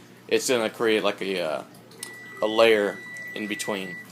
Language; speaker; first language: English; native; English